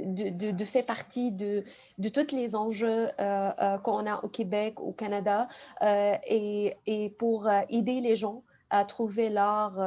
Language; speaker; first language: French; non-native, fluent; Arabic